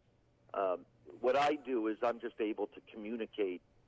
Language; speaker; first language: English; native; English